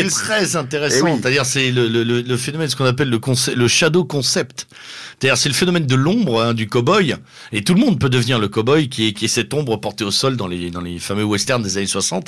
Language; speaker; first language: French; native; French